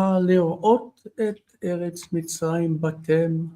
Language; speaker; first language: Hebrew; non-native, fluent; English